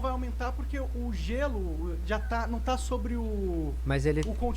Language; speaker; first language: Portuguese; native; Portuguese